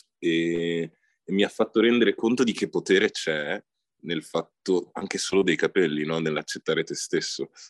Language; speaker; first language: Italian; early bilingual, other home language; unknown